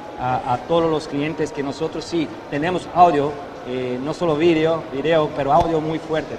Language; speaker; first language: Spanish; non-native, fluent; Portuguese